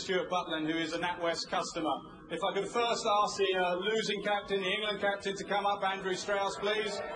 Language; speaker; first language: English; native; English